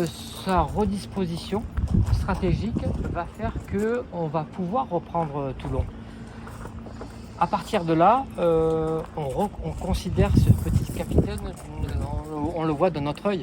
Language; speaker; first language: French; native; French